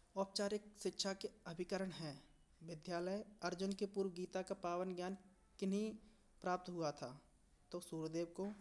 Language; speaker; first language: Hindi; native; Hindi